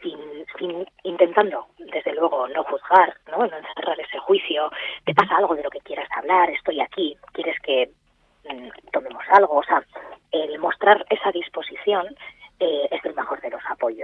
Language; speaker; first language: Spanish; native; Spanish